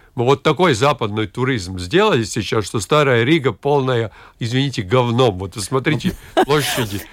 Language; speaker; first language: Russian; non-native, local second language; Latvian